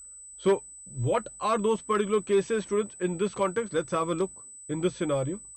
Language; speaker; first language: English; non-native, local second language; Hindi